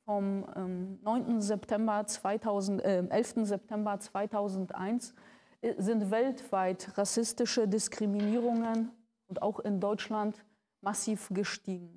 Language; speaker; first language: German; early bilingual, other home language; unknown